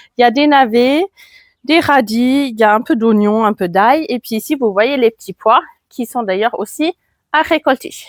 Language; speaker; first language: French; non-native, fluent; German